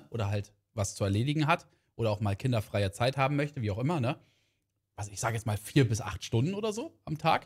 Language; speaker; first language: German; native; German